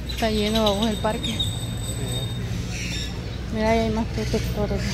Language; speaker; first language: Spanish; native; Spanish